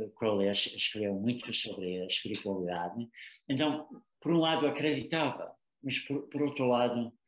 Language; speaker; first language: Portuguese; non-native, fluent; English